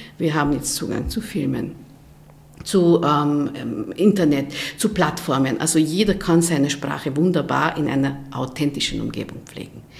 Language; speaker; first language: German; non-native, fluent; Hungarian